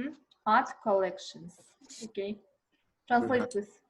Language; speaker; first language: English; non-native, learner; Kazakh